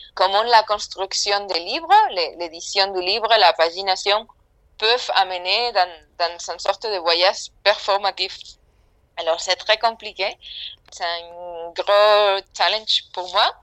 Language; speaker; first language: French; non-native, fluent; Spanish